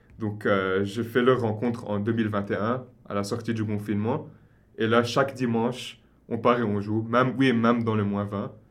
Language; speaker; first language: French; non-native, local second language; Arabic